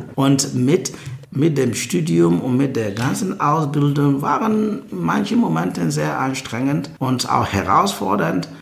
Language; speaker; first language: German; non-native, fluent; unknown